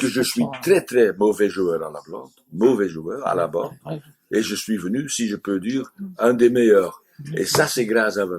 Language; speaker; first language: French; non-native, fluent; Dutch